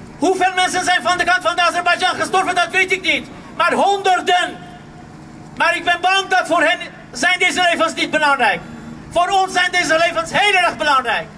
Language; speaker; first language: Dutch; non-native, fluent; Armenian